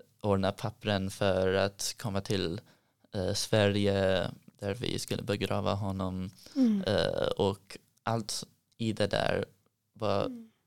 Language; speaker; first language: Swedish; early bilingual, heritage; Swedish